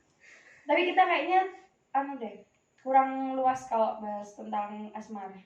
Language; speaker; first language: Indonesian; native; Indonesian